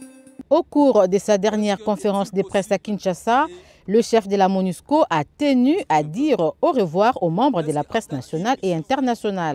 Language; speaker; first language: French; non-native, fluent; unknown